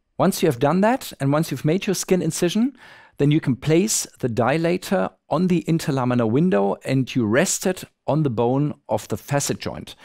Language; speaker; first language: English; non-native, fluent; German